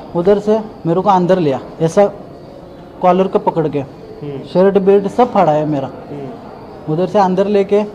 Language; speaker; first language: Hindi; non-native, local second language; Kannada